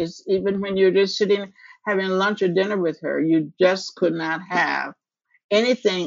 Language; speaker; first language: English; native; English